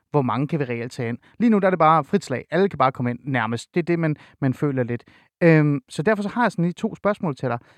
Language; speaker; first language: Danish; early bilingual, other home language; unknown